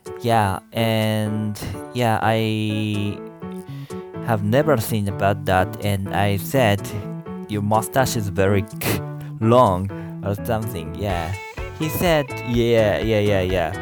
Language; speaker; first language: English; non-native, learner; Japanese